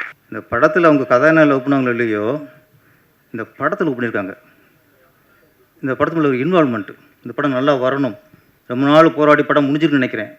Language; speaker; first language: Tamil; native; Tamil